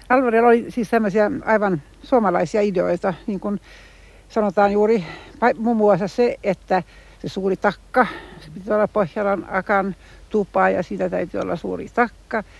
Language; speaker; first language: Finnish; non-native, local second language; Swedish